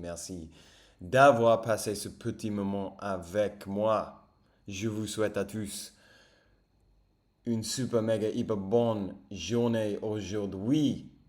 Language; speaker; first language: French; non-native, fluent; English